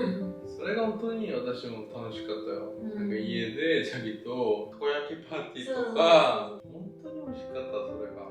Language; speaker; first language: Japanese; non-native, learner; Korean